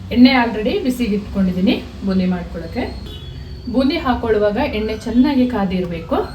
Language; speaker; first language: Kannada; native; Kannada